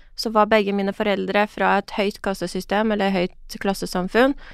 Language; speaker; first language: Norwegian; non-native, fluent; Persian